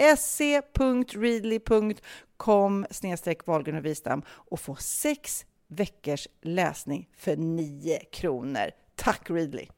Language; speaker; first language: Swedish; native; Swedish